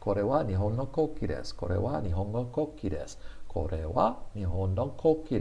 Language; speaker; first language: Japanese; non-native, fluent; English